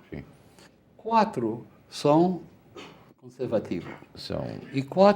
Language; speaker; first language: Portuguese; non-native, fluent; Spanish